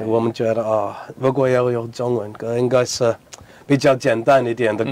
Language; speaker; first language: Chinese; non-native, fluent; English